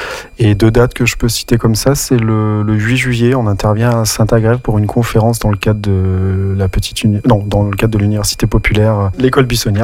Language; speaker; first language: French; native; French